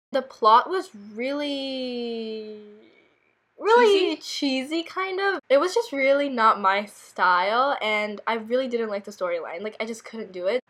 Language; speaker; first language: English; early bilingual, other home language; Korean